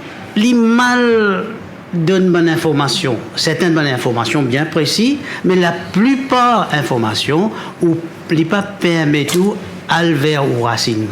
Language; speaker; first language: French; non-native, local second language; Morisyen